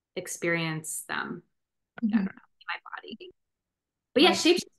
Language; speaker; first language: English; native; English